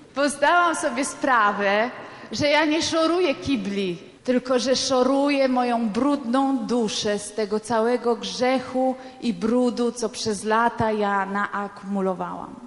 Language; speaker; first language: Polish; non-native, fluent; Italian